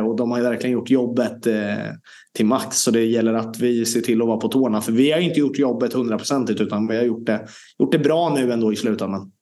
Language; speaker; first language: Swedish; native; Swedish